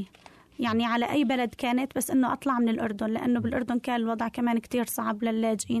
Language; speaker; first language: Arabic; native; Arabic